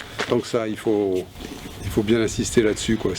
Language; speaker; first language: French; native; French